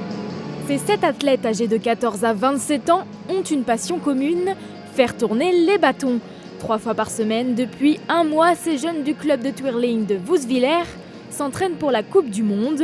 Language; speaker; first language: French; native; French